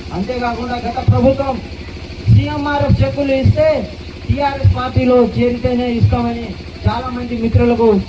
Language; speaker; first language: Telugu; native; Telugu